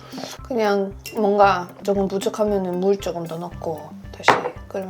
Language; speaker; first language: Korean; non-native, fluent; Swedish